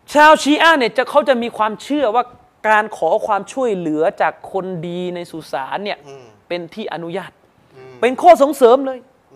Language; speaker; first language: Thai; non-native, local second language; Malay